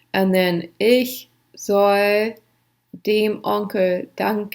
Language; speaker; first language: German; non-native, fluent; English